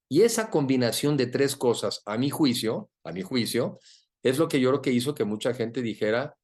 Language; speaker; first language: Spanish; native; Spanish